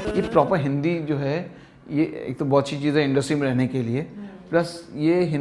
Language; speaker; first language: Hindi; native; Hindi